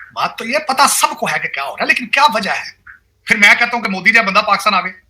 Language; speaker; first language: Urdu; non-native, local second language; Punjabi